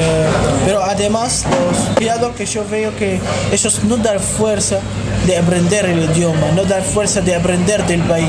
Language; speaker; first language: Spanish; non-native, learner; Arabic